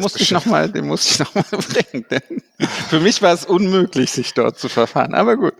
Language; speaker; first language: German; native; German